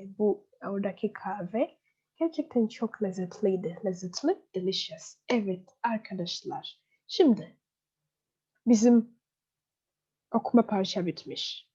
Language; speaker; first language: Turkish; non-native, fluent; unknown